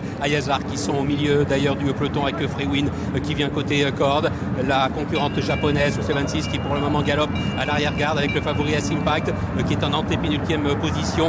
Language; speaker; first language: French; native; French